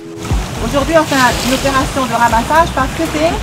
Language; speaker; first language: French; native; French